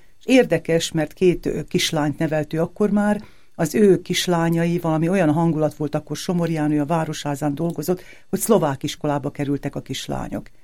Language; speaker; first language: Hungarian; native; Hungarian